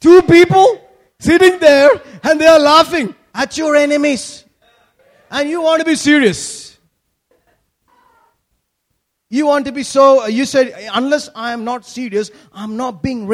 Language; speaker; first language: English; non-native, local second language; Malayalam